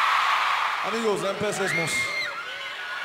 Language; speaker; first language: Spanish; non-native, learner; Korean